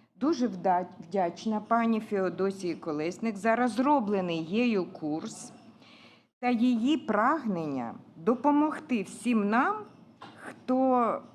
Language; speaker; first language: Ukrainian; non-native, local second language; Russian